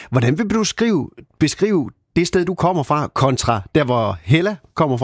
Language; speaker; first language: Danish; native; Danish